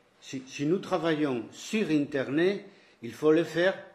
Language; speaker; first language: French; non-native, fluent; Spanish